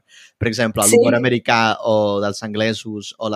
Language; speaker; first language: Catalan; non-native, fluent; Spanish